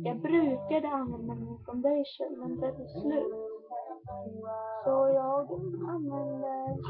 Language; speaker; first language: Swedish; non-native, learner; Korean